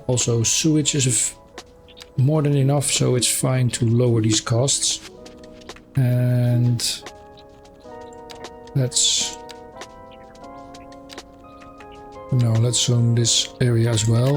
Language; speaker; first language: English; non-native, fluent; Dutch